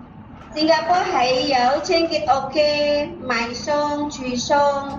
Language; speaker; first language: Cantonese; non-native, learner; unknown